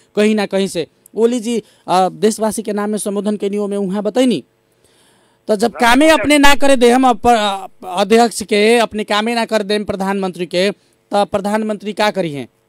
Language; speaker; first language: Bhojpuri; native; Bhojpuri